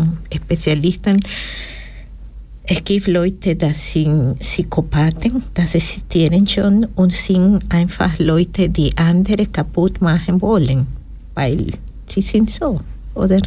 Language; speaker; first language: German; non-native, fluent; Spanish